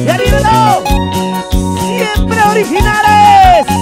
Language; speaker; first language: Spanish; native; Spanish